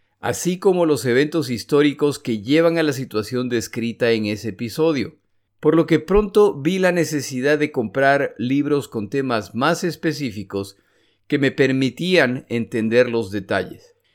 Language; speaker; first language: Spanish; native; Spanish